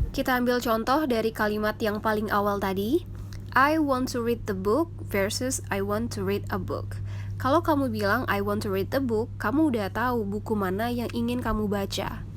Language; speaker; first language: Indonesian; native; Indonesian